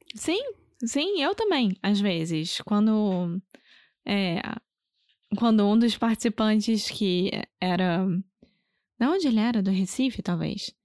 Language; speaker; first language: Portuguese; native; Portuguese